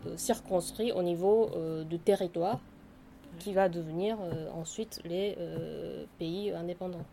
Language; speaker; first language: French; non-native, fluent; Japanese